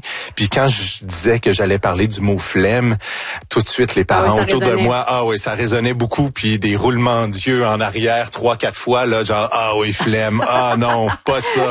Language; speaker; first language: French; native; French